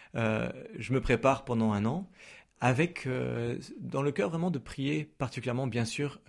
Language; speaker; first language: French; native; French